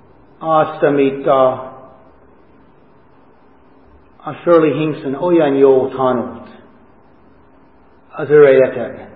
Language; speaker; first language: Hungarian; non-native, fluent; English